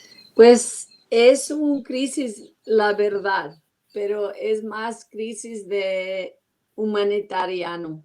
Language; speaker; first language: Spanish; non-native, learner; English